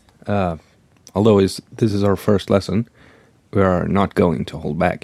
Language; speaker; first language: English; non-native, fluent; Swedish